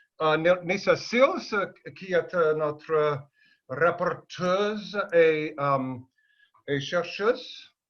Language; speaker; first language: French; non-native, fluent; English